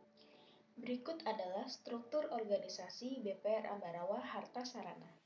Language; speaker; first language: Indonesian; native; Indonesian